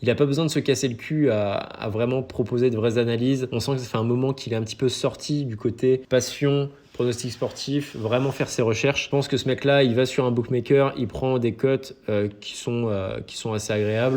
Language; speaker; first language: French; native; French